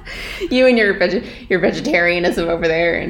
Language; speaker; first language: English; native; English